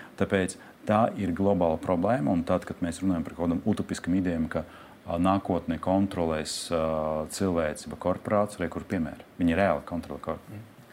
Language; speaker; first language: Latvian; non-native, local second language; Russian